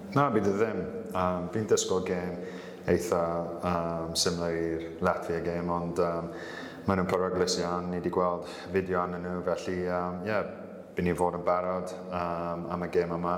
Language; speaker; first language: Welsh; non-native, local second language; English